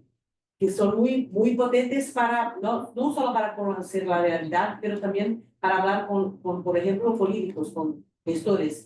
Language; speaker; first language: Spanish; non-native, fluent; Portuguese